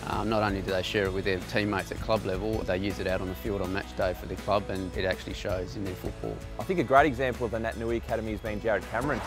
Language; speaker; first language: English; native; English